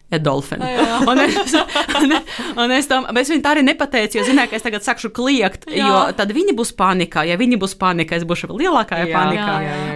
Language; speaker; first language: Latvian; non-native, local second language; Russian